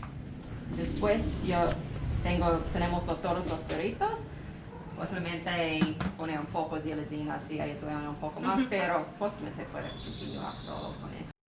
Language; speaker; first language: Spanish; non-native, learner; English